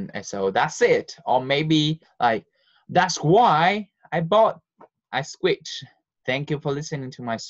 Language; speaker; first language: English; non-native, fluent; Vietnamese